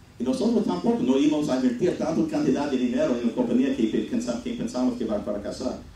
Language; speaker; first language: Spanish; non-native, fluent; English